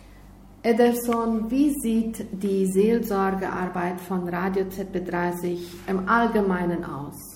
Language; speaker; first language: German; native; German